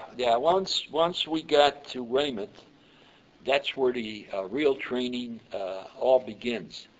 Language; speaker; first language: English; early bilingual, other home language; Yiddish